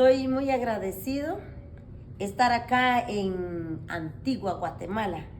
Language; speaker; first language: Spanish; non-native, local second language; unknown